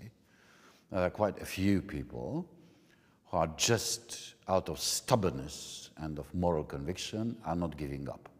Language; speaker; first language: English; non-native, fluent; Hungarian